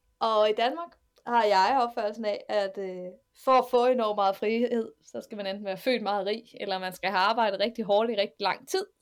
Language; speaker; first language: Danish; native; Danish